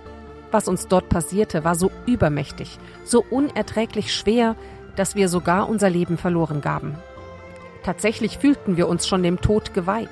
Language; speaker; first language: German; native; German